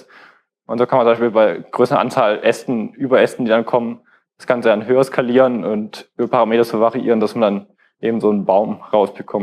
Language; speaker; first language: German; native; German